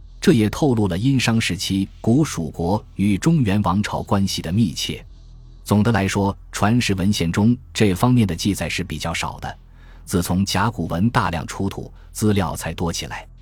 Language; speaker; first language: Chinese; native; Chinese